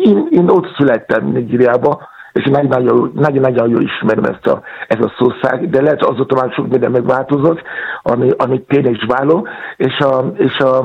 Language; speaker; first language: Hungarian; non-native, fluent; Yoruba